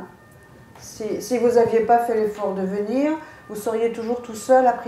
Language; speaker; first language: French; native; French